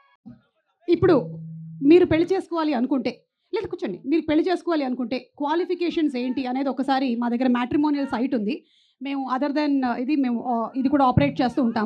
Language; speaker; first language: Telugu; native; Telugu